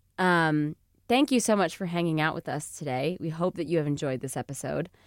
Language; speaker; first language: English; native; English